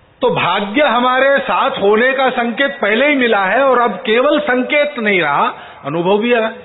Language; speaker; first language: Hindi; non-native, local second language; Marathi